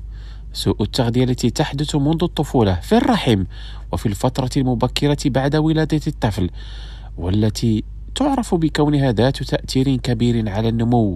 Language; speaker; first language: Arabic; non-native, fluent; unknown